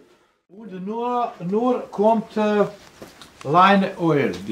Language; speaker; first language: German; non-native, learner; Croatian